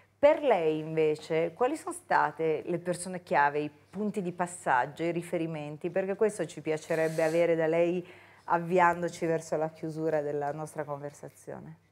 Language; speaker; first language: Italian; native; Italian